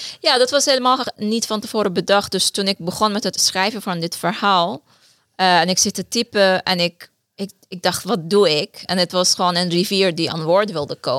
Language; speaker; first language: Dutch; non-native, fluent; Persian